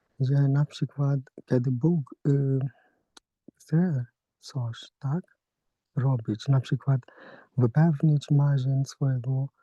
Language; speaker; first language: Polish; non-native, learner; Hindi